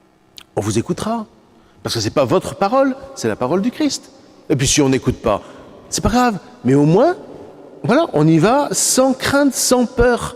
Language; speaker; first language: French; native; French